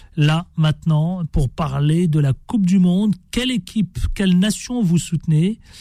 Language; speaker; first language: French; native; French